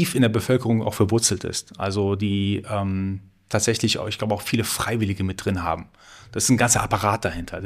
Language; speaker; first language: German; early bilingual, other home language; Persian